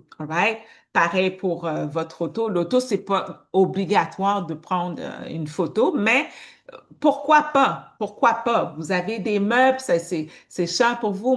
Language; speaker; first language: French; native; French